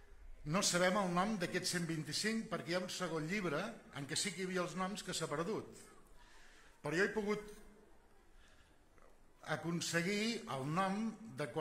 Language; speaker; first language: Catalan; native; Catalan